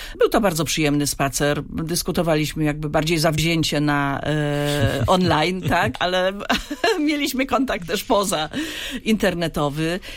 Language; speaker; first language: Polish; native; Polish